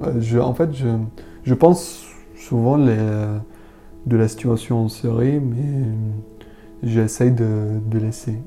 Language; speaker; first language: French; non-native, learner; Arabic